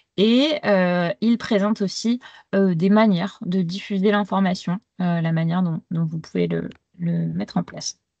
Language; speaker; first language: French; native; French